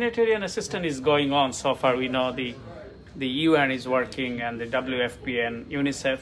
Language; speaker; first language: English; non-native, fluent; Bangla